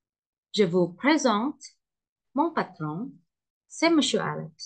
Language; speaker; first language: French; non-native, learner; Indonesian